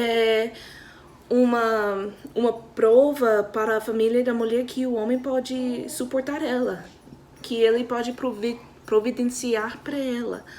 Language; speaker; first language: Portuguese; non-native, fluent; English